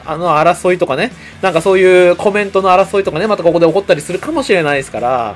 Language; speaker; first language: Japanese; native; Japanese